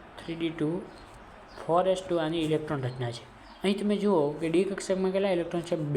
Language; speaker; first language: Gujarati; non-native, local second language; Marwari